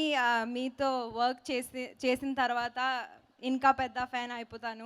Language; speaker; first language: Telugu; non-native, learner; Hindi